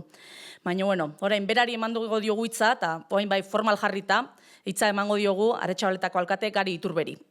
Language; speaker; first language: Basque; native; Basque